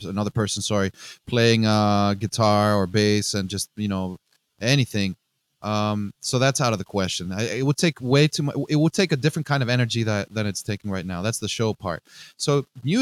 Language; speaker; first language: English; non-native, fluent; Greek